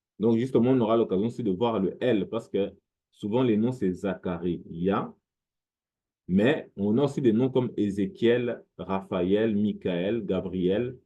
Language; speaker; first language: French; non-native, local second language; Lingala